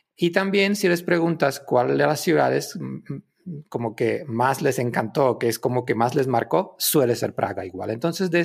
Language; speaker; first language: Spanish; non-native, fluent; Czech